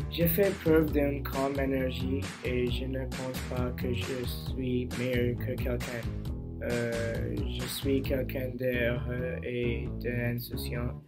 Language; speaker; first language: French; non-native, learner; English